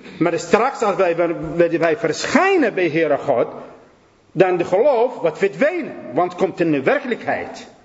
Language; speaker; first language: Dutch; non-native, fluent; Assyrian Neo-Aramaic